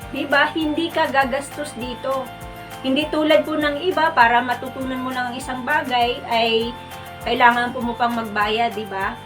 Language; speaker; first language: Filipino; non-native, local second language; Cebuano